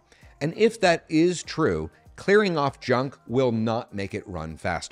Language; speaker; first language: English; native; English